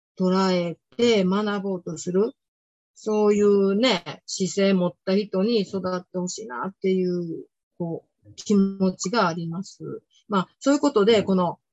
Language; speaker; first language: Japanese; native; Japanese